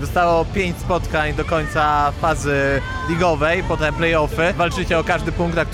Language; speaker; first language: Polish; native; Polish